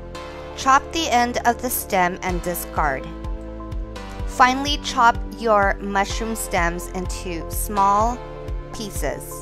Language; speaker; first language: English; native; English